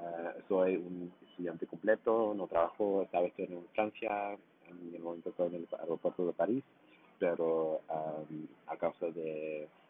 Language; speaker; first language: Spanish; early bilingual, heritage; Spanish